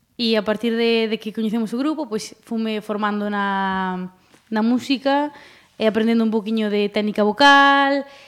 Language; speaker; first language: Galician; native; Galician